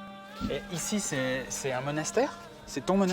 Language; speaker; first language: French; native; French